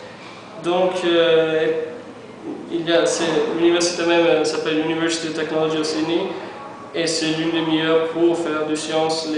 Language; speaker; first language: French; non-native, fluent; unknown